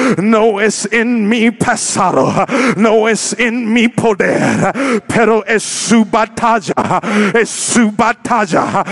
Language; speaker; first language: Spanish; non-native, learner; English